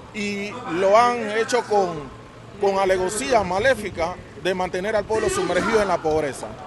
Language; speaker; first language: Spanish; native; Spanish